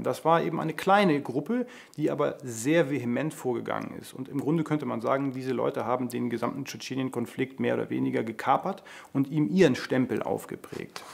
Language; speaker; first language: German; native; German